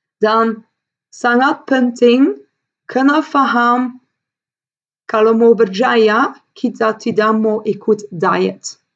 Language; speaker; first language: Malay; non-native, fluent; Dutch